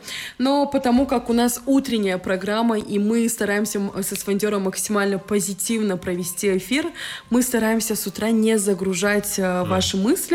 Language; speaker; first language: Russian; non-native, local second language; Tajik